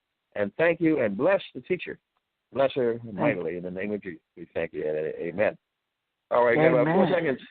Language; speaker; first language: English; native; English